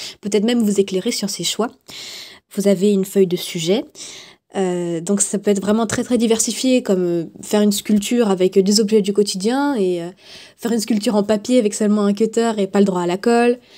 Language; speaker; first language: French; native; French